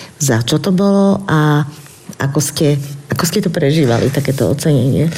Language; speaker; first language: Slovak; native; Slovak